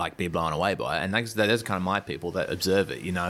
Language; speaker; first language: English; native; English